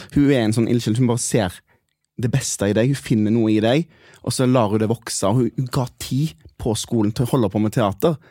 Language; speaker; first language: Norwegian; early bilingual, other home language; Hindi